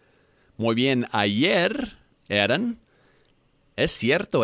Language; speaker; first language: Spanish; non-native, fluent; English